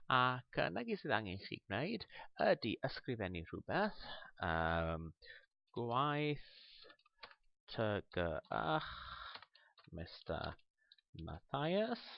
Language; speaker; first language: Welsh; non-native, local second language; English